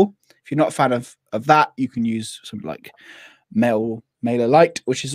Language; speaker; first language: English; native; English